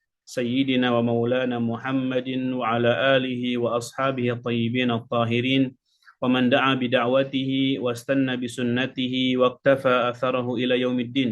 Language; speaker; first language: Arabic; non-native, fluent; Indonesian